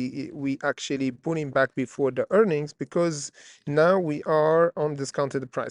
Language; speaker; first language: English; non-native, fluent; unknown